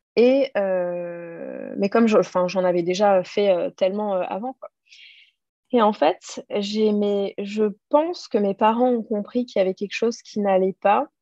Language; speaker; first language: French; native; French